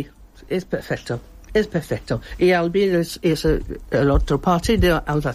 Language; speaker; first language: Spanish; non-native, learner; English